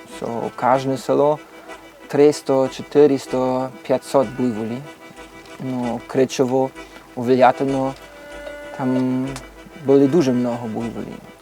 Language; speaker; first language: Ukrainian; non-native, learner; German